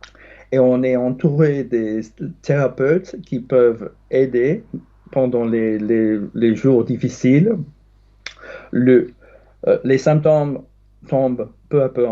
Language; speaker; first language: French; non-native, fluent; English